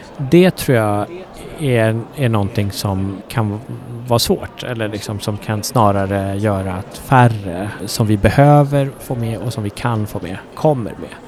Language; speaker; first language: Swedish; early bilingual, other home language; Persian